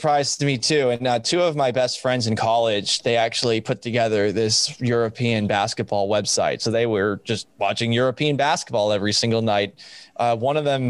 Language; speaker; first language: English; native; English